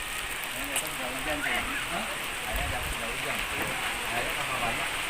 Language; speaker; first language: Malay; non-native, learner; Persian